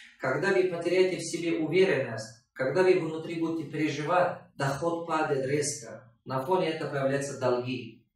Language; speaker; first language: Russian; non-native, local second language; Tajik